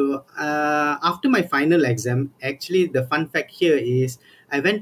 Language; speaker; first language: English; non-native, local second language; Tamil